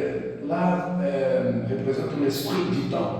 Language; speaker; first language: French; non-native, learner; Portuguese